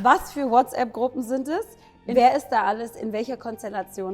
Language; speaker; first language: German; native; German